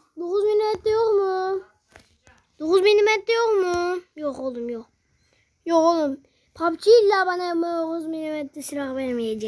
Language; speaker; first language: Turkish; native; Turkish